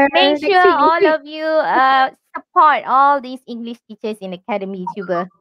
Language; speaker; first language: English; non-native, local second language; Malay